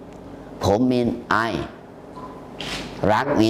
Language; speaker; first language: English; non-native, learner; Thai